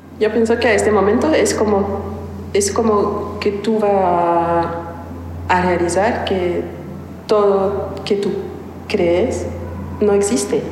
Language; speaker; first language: Spanish; non-native, learner; French